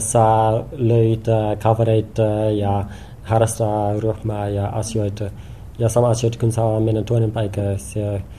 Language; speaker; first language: Finnish; non-native, learner; English